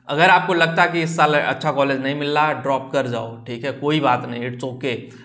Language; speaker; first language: Hindi; native; Hindi